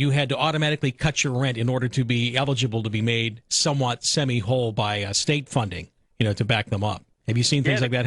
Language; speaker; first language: English; native; English